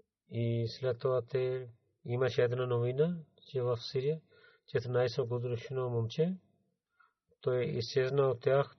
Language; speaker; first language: Bulgarian; non-native, learner; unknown